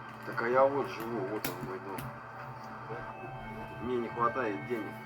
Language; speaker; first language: Russian; native; Russian